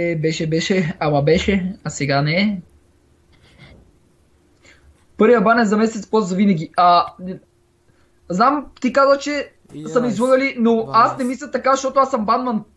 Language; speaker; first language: Bulgarian; native; Bulgarian